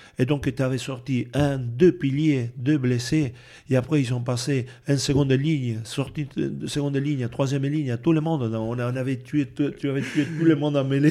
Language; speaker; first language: French; non-native, fluent; Spanish